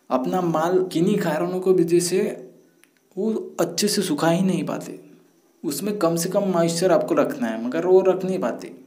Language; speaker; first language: Hindi; non-native, local second language; Marathi